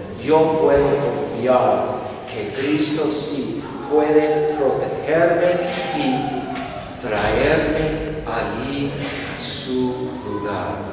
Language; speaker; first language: Spanish; non-native, fluent; English